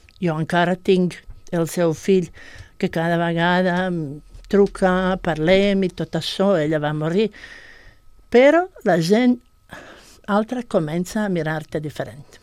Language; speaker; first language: Catalan; non-native, fluent; Bosnian